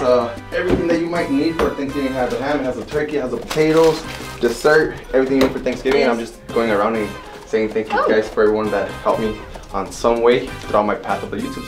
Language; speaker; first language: English; native; English